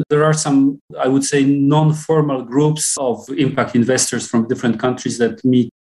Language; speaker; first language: English; non-native, fluent; Polish